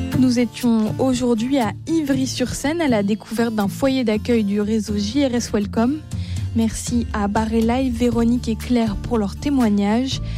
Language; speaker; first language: French; native; French